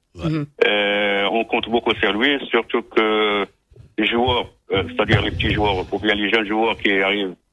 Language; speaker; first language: French; non-native, local second language; Arabic